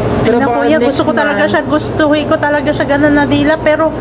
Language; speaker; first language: Filipino; non-native, local second language; Cebuano